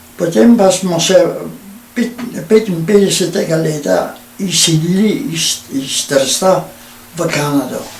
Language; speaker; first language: Slovenian; native; Slovenian